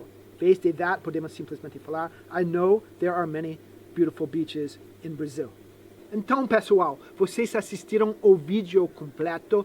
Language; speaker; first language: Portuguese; non-native, fluent; English